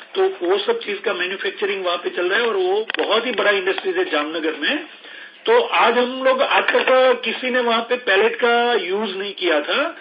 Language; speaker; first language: Hindi; non-native, local second language; Gujarati